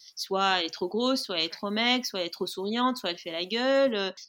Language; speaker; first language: French; non-native, local second language; Arabic